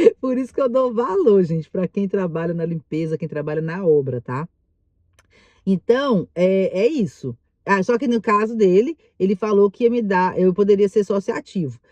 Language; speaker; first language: Portuguese; native; Portuguese